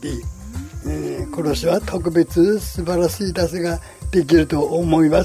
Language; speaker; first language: Japanese; native; Japanese